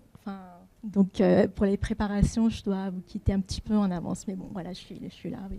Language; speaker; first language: French; non-native, fluent; Japanese